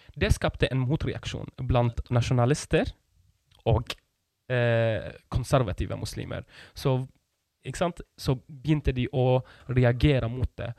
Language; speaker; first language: Norwegian; non-native, fluent; Kurdish